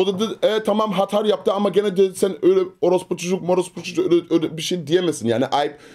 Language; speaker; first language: Turkish; early bilingual, other home language; German